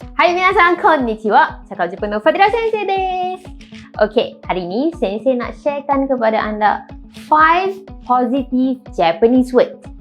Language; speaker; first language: Malay; native; Malay